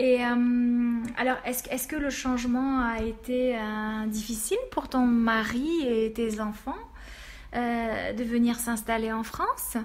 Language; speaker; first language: French; native; French